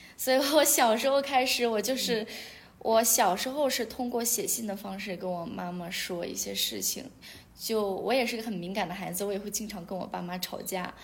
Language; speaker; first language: Chinese; non-native, local second language; Uyghur